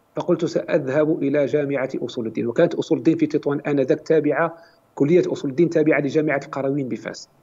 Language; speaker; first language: Arabic; native; Arabic